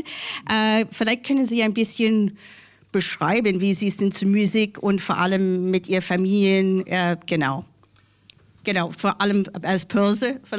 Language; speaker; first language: German; non-native, learner; English